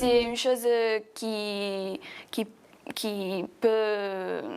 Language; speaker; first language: French; non-native, fluent; Italian